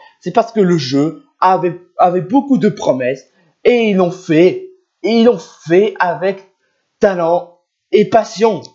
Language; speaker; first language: French; native; French